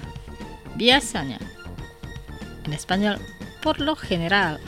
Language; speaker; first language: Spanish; non-native, fluent; Indonesian